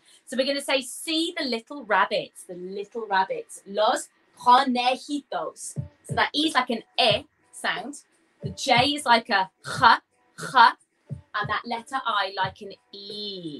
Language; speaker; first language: English; native; English